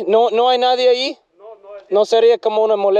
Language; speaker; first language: Spanish; non-native, fluent; English